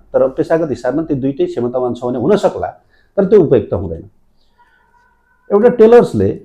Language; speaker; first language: Nepali; native; Nepali